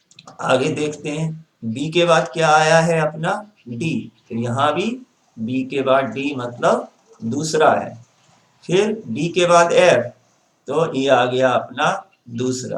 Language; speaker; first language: Hindi; native; Hindi